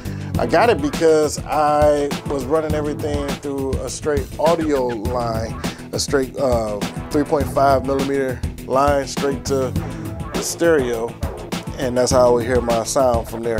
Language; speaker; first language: English; native; English